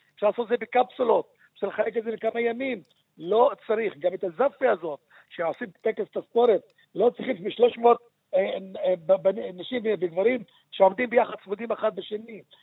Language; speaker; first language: Hebrew; non-native, local second language; Arabic